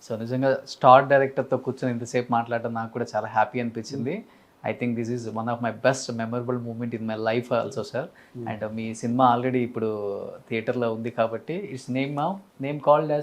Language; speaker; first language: Telugu; native; Telugu